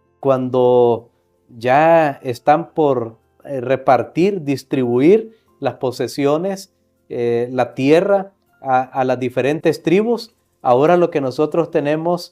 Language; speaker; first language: Spanish; native; Spanish